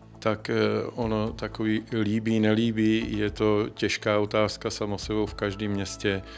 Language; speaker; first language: Czech; native; Czech